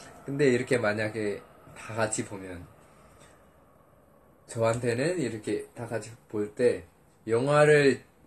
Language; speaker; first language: Korean; non-native, fluent; Indonesian